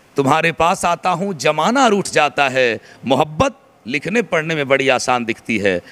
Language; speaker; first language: Hindi; native; Hindi